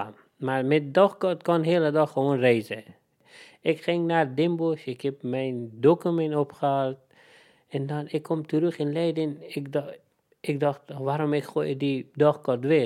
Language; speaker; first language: Dutch; non-native, learner; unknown